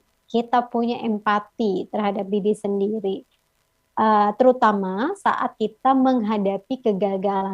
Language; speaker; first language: Indonesian; native; Indonesian